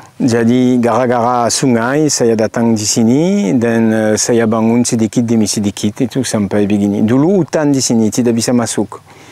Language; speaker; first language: Indonesian; non-native, fluent; French